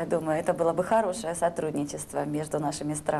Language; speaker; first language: Russian; native; Russian